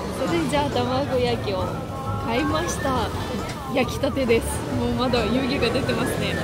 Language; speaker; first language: Japanese; non-native, fluent; Russian